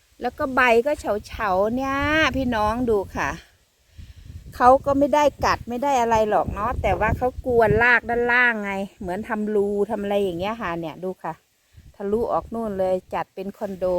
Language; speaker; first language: Thai; native; Thai